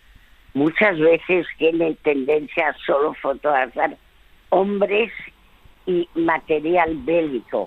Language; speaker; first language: Spanish; early bilingual, other home language; French